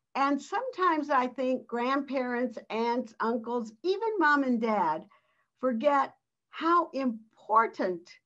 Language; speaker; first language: English; early bilingual, other home language; Spanish